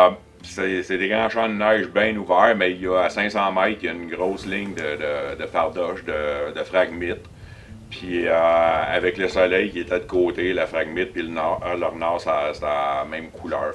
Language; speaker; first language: French; native; French